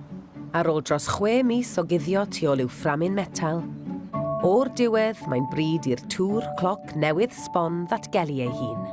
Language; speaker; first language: Welsh; native; Welsh